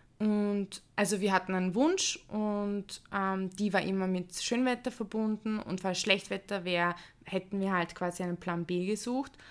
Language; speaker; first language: German; early bilingual, other home language; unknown